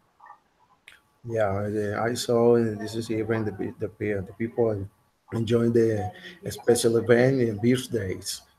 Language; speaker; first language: English; non-native, learner; Spanish